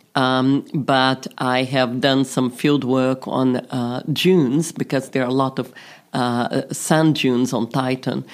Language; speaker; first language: English; non-native, fluent; Portuguese